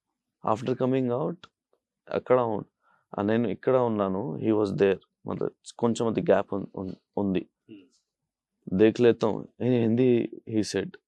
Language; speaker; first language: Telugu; non-native, local second language; Urdu